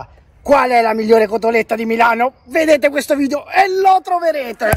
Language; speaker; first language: Italian; native; Italian